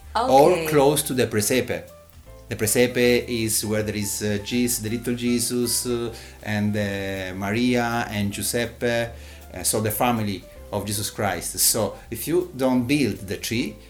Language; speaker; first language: English; non-native, learner; Italian